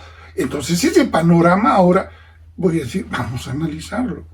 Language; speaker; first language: Spanish; native; Spanish